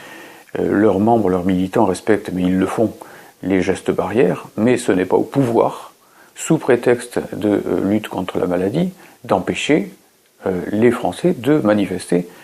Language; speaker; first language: French; native; French